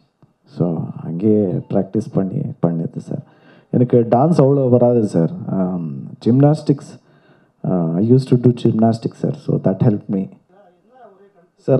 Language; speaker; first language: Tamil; non-native, learner; Kannada